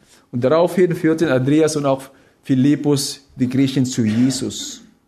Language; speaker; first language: German; non-native, fluent; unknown